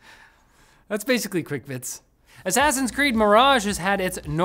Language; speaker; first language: English; native; English